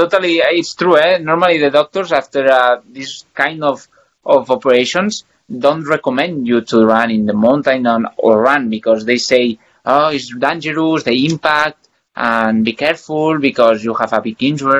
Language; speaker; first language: English; non-native, fluent; Spanish